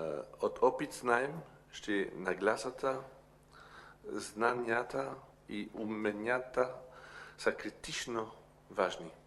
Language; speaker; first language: Bulgarian; non-native, learner; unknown